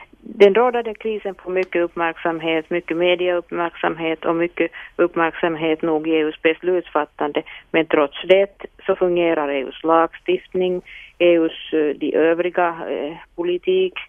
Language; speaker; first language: Swedish; non-native, local second language; Finnish